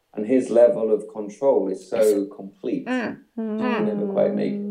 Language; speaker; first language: English; native; English